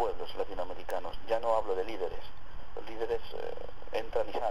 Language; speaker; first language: Spanish; native; Spanish